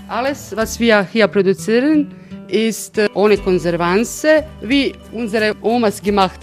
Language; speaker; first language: German; non-native, learner; Croatian